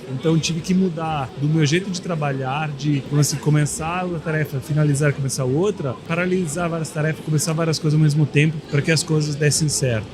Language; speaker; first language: Portuguese; non-native, fluent; Italian